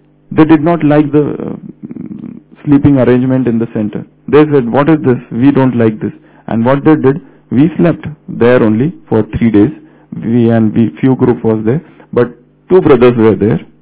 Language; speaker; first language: English; non-native, local second language; Marathi